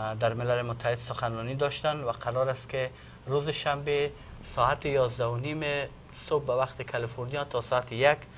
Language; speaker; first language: Persian; native; Persian